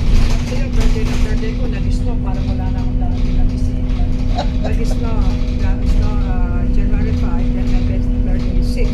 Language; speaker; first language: Filipino; native; Filipino